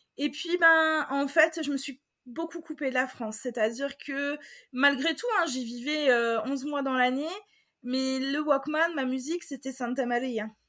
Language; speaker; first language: French; native; French